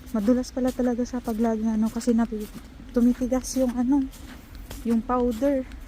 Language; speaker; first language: Filipino; native; Filipino